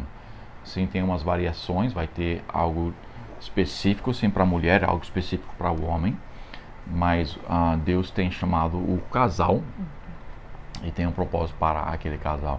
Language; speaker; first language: Portuguese; non-native, fluent; English